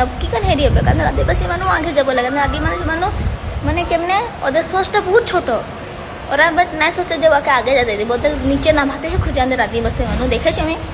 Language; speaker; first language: Bangla; non-native, local second language; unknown